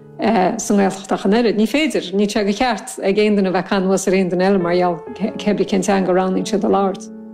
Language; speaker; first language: Irish; native; Irish